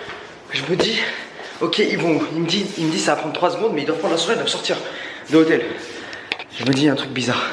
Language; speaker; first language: French; native; French